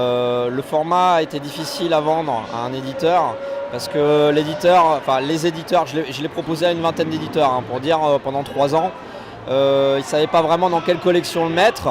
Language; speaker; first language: French; native; French